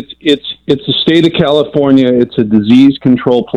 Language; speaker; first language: English; native; English